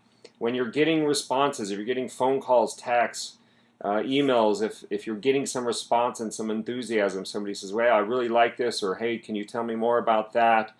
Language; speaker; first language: English; native; English